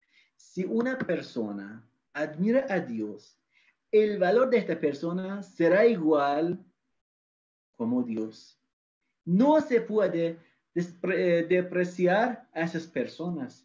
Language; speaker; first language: Spanish; non-native, fluent; Persian